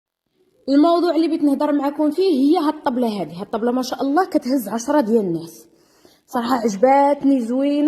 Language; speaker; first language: Arabic; native; Arabic